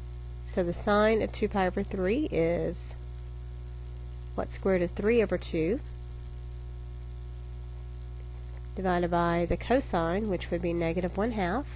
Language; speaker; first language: English; native; English